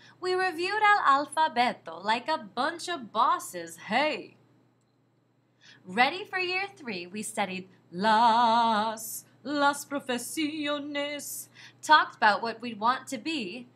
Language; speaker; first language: English; native; English